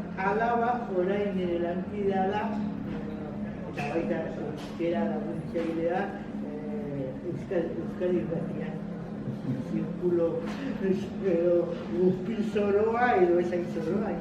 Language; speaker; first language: Basque; non-native, local second language; Spanish